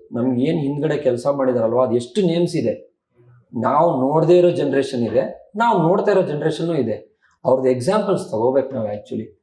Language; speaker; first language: Kannada; native; Kannada